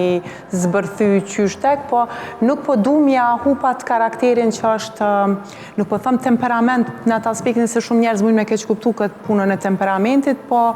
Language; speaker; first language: Albanian; native; Albanian